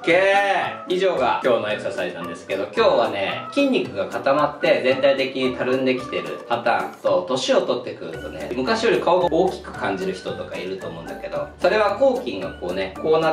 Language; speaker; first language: Japanese; native; Japanese